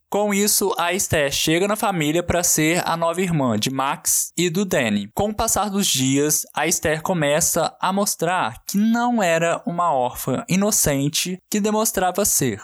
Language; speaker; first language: Portuguese; native; Portuguese